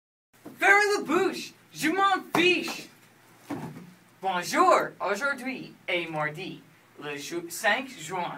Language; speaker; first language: French; non-native, learner; English